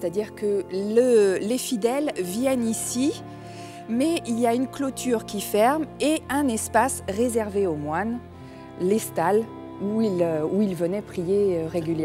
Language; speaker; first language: French; native; French